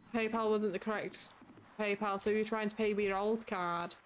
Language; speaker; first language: English; native; English